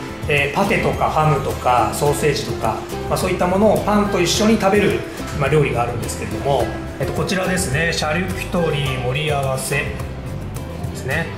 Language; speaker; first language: Japanese; native; Japanese